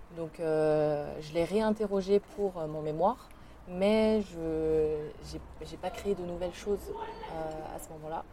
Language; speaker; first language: French; native; French